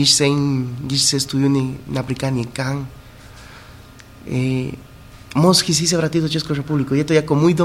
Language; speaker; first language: Czech; non-native, fluent; Spanish